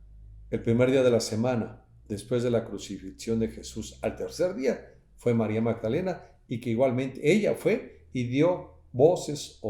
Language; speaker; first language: Spanish; native; Spanish